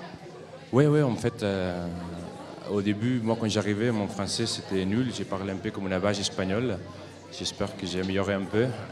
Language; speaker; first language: French; non-native, fluent; Catalan